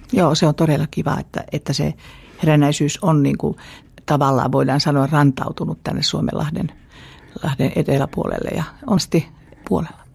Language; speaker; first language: Finnish; native; Finnish